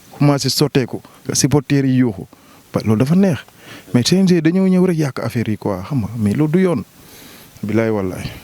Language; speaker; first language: Wolof; non-native, local second language; Jola-Fonyi